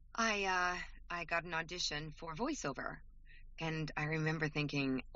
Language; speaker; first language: English; native; English